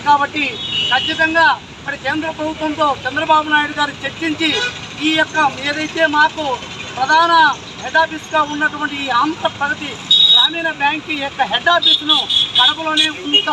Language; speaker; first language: Telugu; native; Telugu